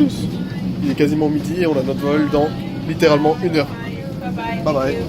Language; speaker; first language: French; native; French